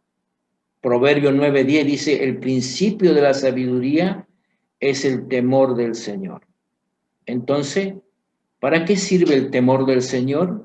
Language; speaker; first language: Spanish; native; Spanish